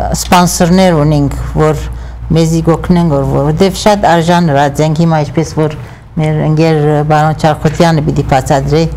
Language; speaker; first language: Armenian; early bilingual, heritage; Armenian